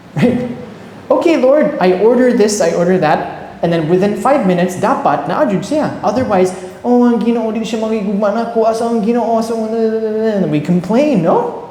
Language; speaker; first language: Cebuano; early bilingual, heritage; Cebuano